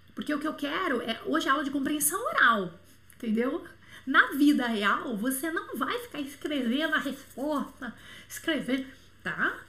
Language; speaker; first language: Portuguese; native; Portuguese